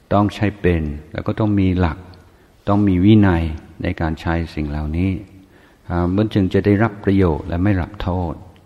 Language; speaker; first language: Thai; non-native, fluent; English